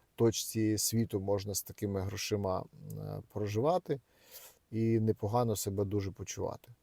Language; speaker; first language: Ukrainian; non-native, local second language; Russian